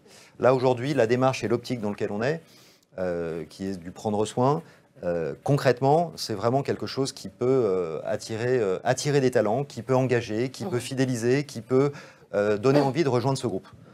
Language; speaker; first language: French; native; French